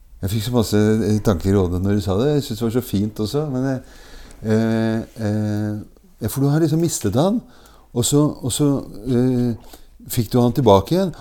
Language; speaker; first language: Norwegian; native; Norwegian